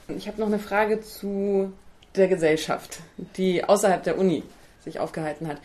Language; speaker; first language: German; native; German